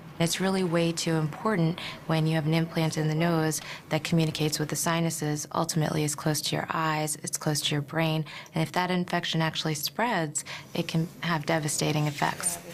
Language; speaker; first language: English; native; English